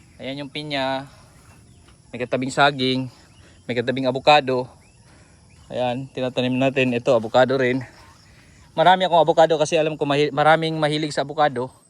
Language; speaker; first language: Filipino; non-native, local second language; Cebuano